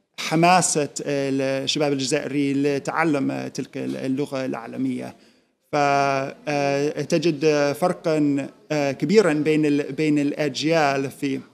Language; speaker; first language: Arabic; non-native, fluent; English